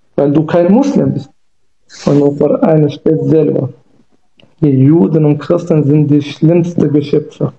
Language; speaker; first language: German; non-native, learner; Kurdish